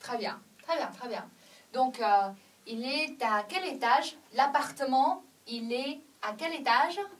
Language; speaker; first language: French; non-native, fluent; Chinese